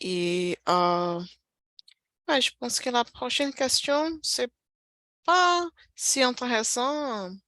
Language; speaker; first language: French; non-native, fluent; Portuguese